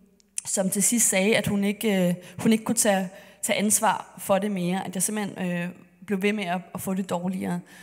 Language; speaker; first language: Danish; native; Danish